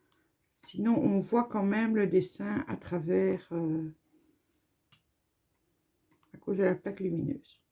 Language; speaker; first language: French; native; French